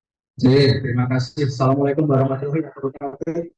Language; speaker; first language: Indonesian; native; Indonesian